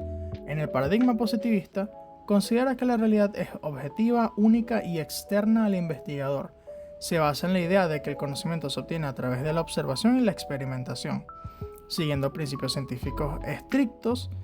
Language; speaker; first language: Spanish; native; Spanish